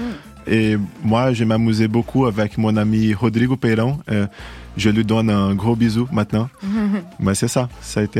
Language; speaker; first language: French; non-native, fluent; Portuguese